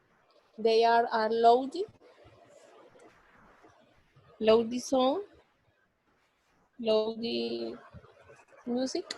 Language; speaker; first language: English; non-native, learner; Spanish